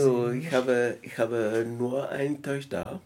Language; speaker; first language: German; non-native, learner; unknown